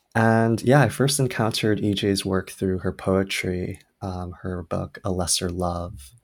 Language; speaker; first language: English; native; English